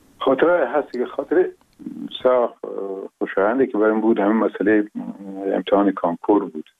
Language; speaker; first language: Persian; non-native, local second language; Pashto